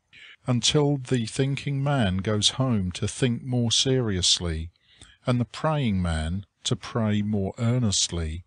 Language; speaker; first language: English; native; English